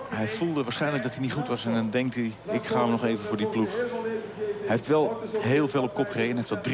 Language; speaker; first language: Dutch; native; Dutch